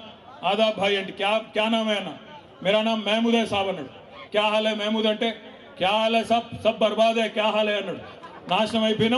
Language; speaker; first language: Telugu; native; Telugu